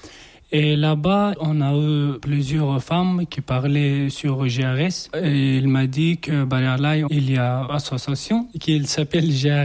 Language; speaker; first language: French; non-native, learner; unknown